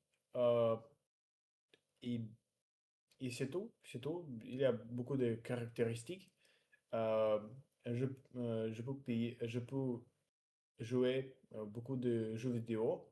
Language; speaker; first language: French; non-native, learner; Russian